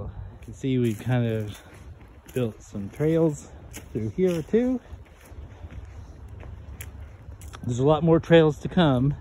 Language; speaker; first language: English; native; English